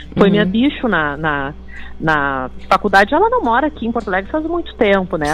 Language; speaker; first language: Portuguese; native; Portuguese